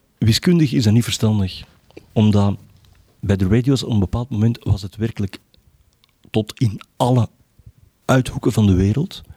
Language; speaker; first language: Dutch; native; Dutch